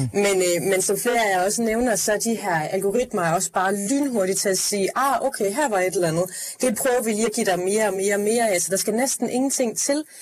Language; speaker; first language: Danish; native; Danish